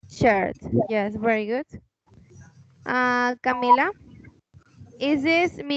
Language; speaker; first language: English; non-native, fluent; Spanish